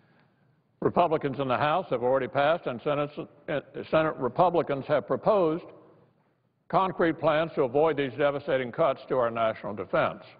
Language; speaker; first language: English; native; English